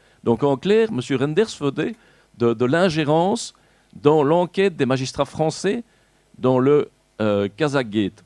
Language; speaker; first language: French; native; French